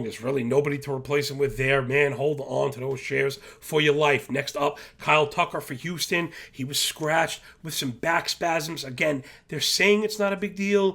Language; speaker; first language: English; native; English